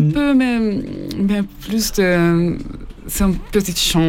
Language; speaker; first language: French; non-native, learner; Hungarian